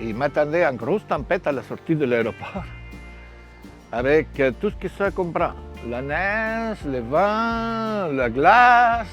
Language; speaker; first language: French; non-native, fluent; Spanish